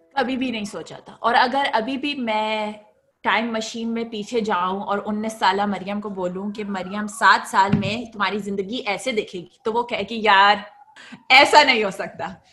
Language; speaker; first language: Urdu; native; Urdu